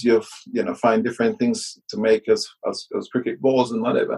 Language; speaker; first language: English; early bilingual, other home language; Jamaican Creole English